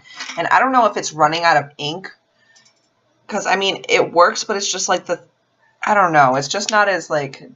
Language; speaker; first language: English; native; English